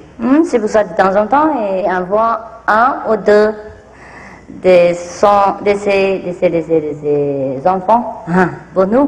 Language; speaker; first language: French; non-native, fluent; Vietnamese